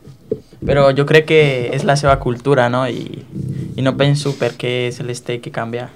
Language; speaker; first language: Catalan; non-native, learner; Spanish